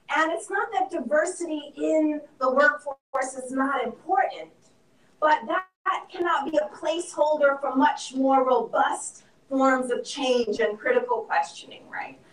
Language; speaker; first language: English; native; English